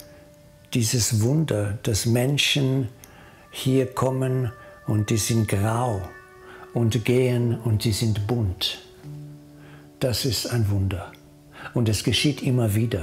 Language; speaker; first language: German; non-native, fluent; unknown